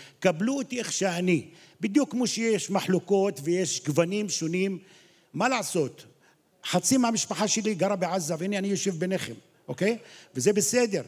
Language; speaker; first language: Hebrew; non-native, local second language; Arabic